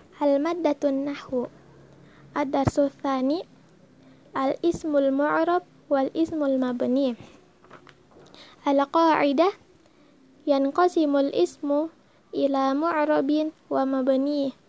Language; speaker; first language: Arabic; non-native, learner; Indonesian